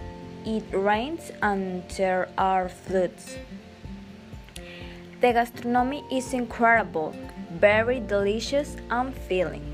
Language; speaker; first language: English; non-native, learner; Spanish